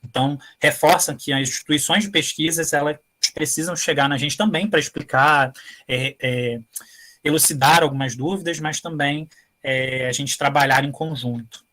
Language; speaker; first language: Portuguese; native; Portuguese